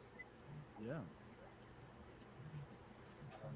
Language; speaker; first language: English; native; English